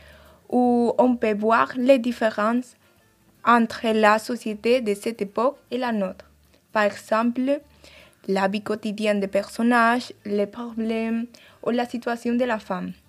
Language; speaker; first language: French; non-native, fluent; Spanish